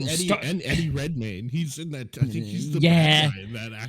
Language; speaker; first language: English; native; English